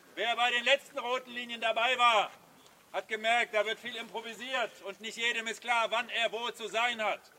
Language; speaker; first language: German; native; German